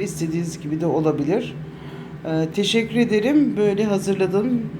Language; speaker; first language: Turkish; native; Turkish